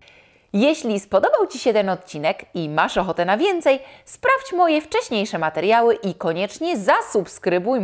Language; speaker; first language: Polish; native; Polish